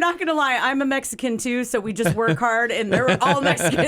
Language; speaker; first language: English; native; English